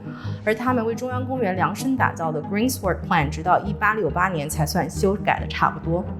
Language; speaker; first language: Chinese; native; Chinese